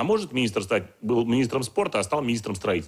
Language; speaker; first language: Russian; native; Russian